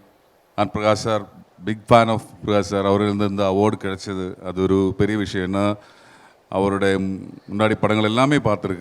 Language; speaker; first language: Tamil; non-native, learner; Malayalam